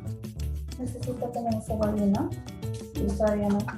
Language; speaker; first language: Spanish; early bilingual, heritage; Spanish